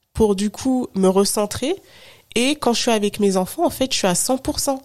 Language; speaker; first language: French; native; French